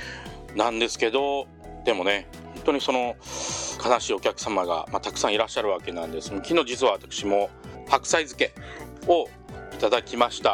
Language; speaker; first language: Japanese; native; Japanese